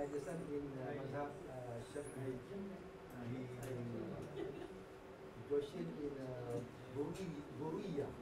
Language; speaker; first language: English; non-native, learner; Malay